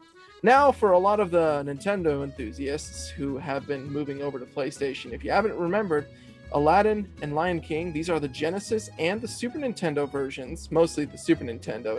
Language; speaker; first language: English; native; English